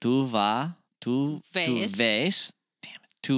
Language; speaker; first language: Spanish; non-native, learner; English